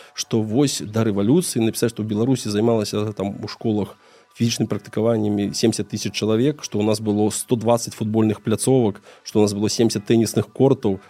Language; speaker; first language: Belarusian; non-native, local second language; Russian